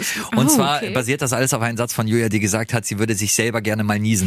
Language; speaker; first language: German; native; German